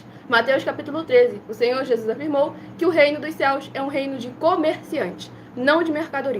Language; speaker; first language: Portuguese; native; Portuguese